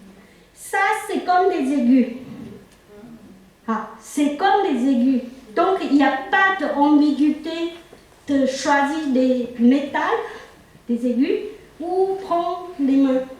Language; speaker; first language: French; non-native, local second language; Chinese